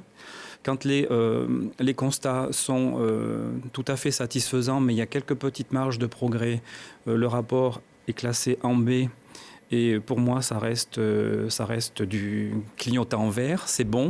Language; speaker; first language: French; native; French